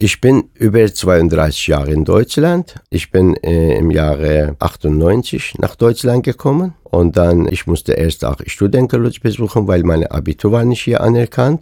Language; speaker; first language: German; non-native, fluent; Persian